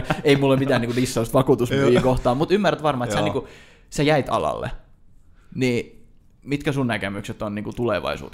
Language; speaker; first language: Finnish; native; Finnish